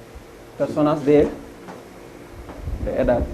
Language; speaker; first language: Spanish; non-native, fluent; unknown